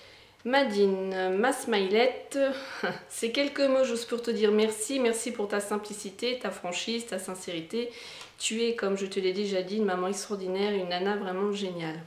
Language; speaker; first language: French; native; French